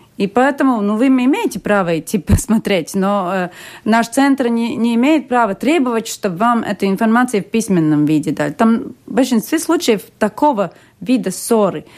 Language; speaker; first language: Russian; non-native, local second language; Latvian